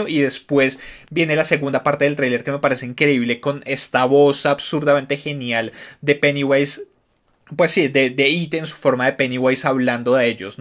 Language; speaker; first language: Spanish; native; Spanish